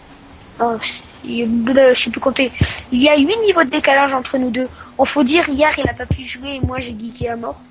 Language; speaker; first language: French; native; French